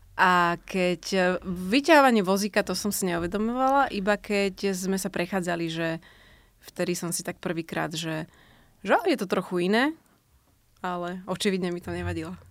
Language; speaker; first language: Slovak; native; Slovak